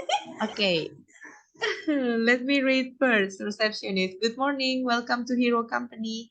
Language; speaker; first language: English; non-native, fluent; Indonesian